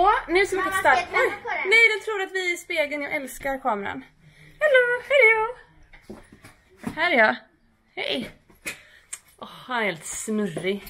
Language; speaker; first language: Swedish; native; Swedish